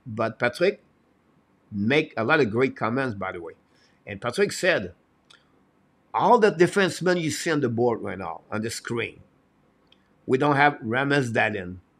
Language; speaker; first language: English; non-native, fluent; French